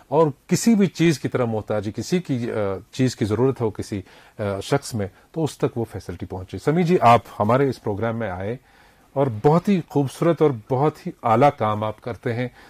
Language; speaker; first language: Urdu; non-native, local second language; Kashmiri